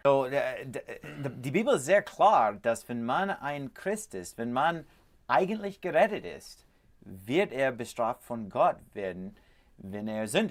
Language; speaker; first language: German; non-native, fluent; English